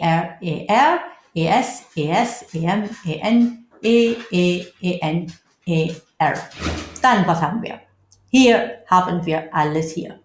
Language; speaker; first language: German; non-native, fluent; English